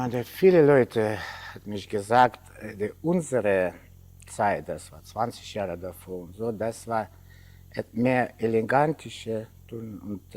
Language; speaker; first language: German; non-native, learner; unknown